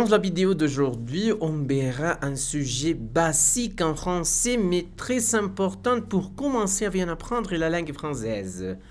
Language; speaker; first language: French; non-native, fluent; Spanish